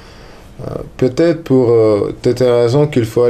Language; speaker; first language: French; non-native, learner; Russian